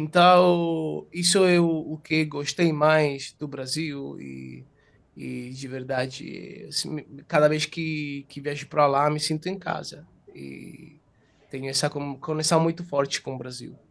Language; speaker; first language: Portuguese; non-native, fluent; Italian